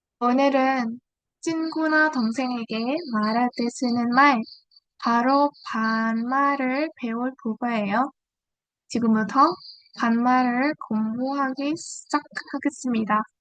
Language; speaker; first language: Korean; non-native, learner; Vietnamese